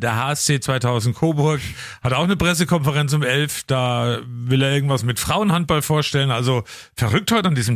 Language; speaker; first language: German; native; German